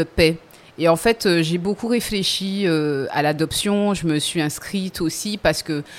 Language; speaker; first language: French; native; French